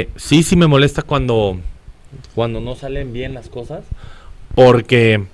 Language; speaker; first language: Spanish; native; Spanish